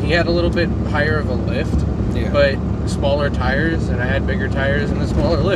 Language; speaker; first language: English; native; English